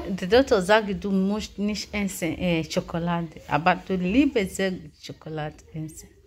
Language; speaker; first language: German; non-native, learner; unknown